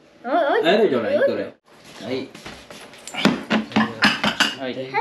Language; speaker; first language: Japanese; non-native, fluent; Filipino